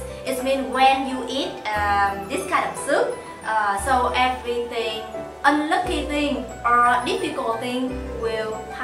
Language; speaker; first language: English; non-native, fluent; Vietnamese